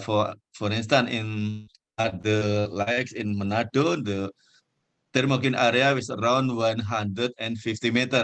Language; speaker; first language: English; non-native, fluent; Indonesian